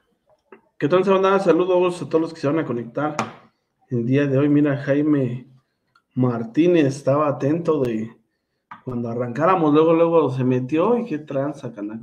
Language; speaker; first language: Spanish; native; Spanish